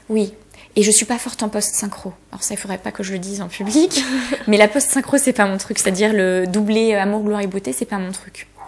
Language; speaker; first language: French; early bilingual, other home language; Polish